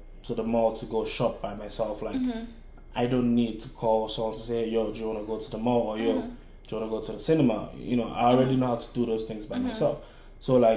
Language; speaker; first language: English; non-native, local second language; Yoruba